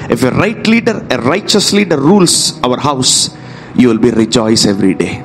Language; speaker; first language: English; non-native, local second language; Telugu